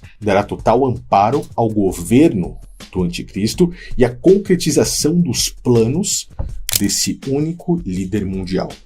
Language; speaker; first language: Portuguese; native; Portuguese